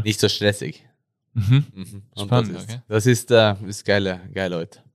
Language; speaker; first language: German; non-native, learner; Norwegian